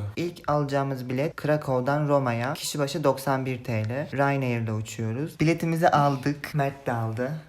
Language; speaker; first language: Turkish; native; Turkish